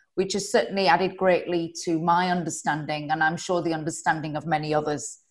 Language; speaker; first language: English; native; English